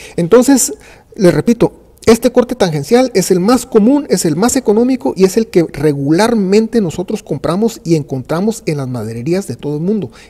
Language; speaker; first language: Spanish; native; Spanish